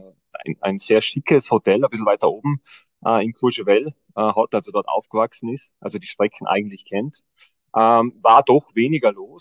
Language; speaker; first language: German; native; German